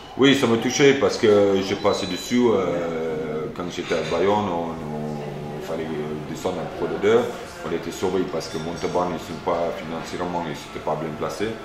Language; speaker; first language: French; non-native, fluent; Afrikaans